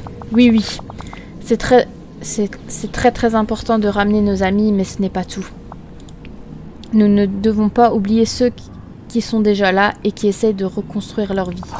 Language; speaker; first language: French; native; French